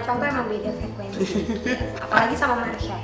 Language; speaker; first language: Indonesian; native; Indonesian